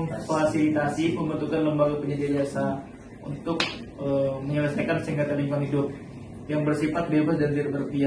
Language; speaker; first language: Indonesian; native; Indonesian